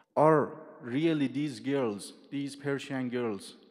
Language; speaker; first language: English; non-native, fluent; Persian